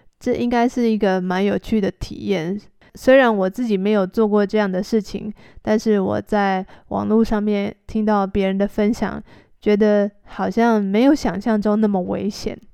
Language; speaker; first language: Chinese; native; Chinese